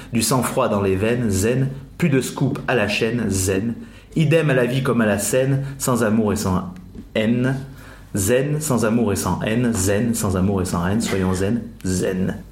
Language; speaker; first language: French; native; French